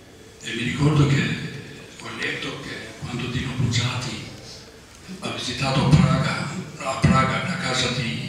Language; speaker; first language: Italian; non-native, fluent; Albanian